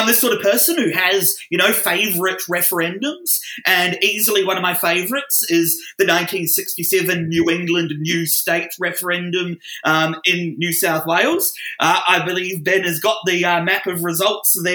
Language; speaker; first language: English; native; English